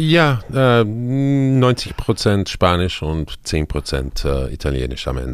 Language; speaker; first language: German; non-native, fluent; Spanish